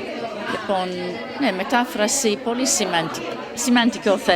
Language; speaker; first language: Greek; non-native, learner; English